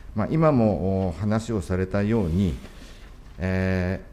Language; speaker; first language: Japanese; native; Japanese